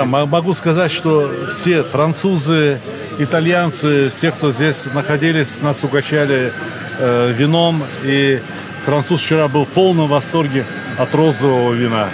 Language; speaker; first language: Russian; native; Russian